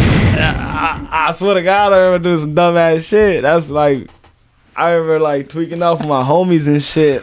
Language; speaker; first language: English; early bilingual, other home language; Rundi